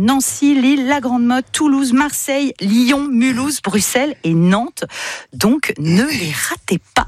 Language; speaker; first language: French; native; French